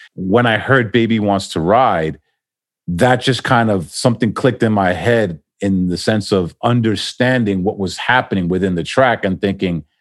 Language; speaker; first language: English; native; English